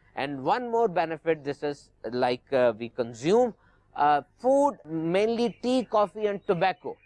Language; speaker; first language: English; non-native, local second language; Urdu